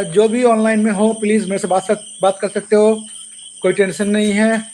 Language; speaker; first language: Hindi; non-native, local second language; Bangla